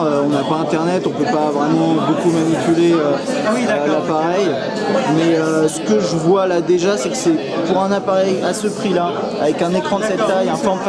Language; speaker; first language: French; native; French